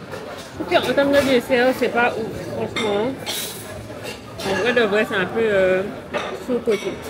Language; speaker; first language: French; native; French